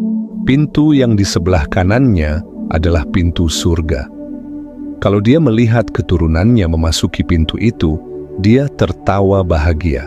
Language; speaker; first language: Indonesian; native; Indonesian